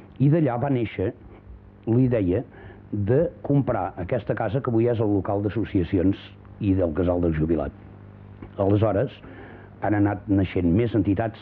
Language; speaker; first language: Catalan; native; Catalan